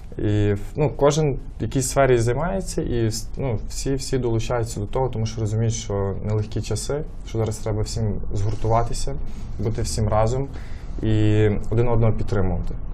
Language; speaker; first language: Ukrainian; native; Ukrainian